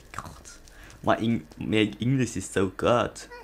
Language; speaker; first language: English; non-native, learner; Danish